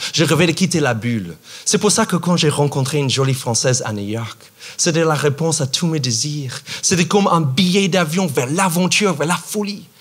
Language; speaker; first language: French; non-native, fluent; English